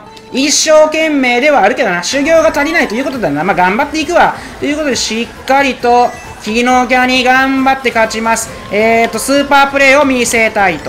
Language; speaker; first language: Japanese; native; Japanese